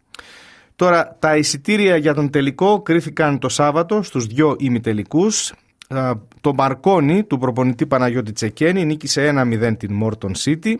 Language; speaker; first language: Greek; native; Greek